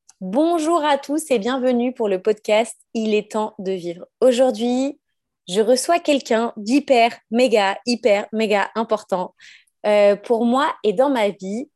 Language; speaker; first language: French; native; French